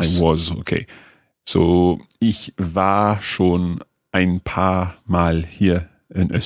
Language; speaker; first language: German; non-native, learner; English